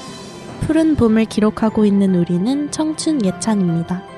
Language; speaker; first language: Korean; native; Korean